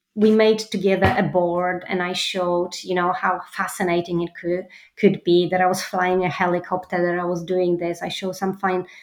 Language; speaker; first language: English; non-native, fluent; Polish